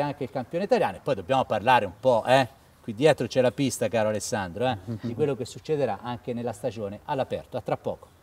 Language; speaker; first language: Italian; native; Italian